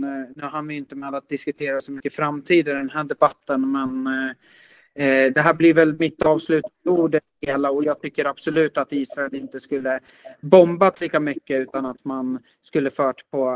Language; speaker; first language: Swedish; native; Swedish